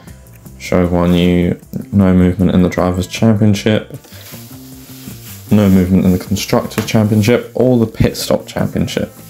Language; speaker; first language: English; native; English